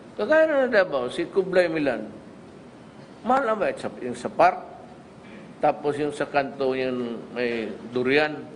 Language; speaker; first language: Filipino; non-native, local second language; Cebuano